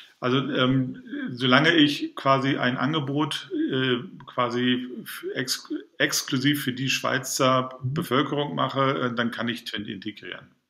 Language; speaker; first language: German; native; German